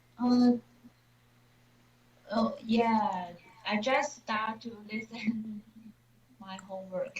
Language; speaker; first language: English; non-native, learner; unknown